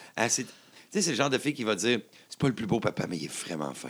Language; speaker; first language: French; native; French